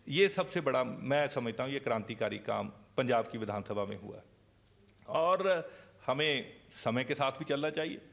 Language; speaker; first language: Hindi; non-native, local second language; Punjabi